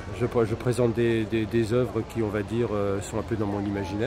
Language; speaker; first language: French; native; French